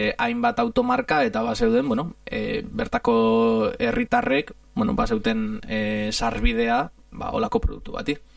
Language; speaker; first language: Basque; non-native, fluent; Italian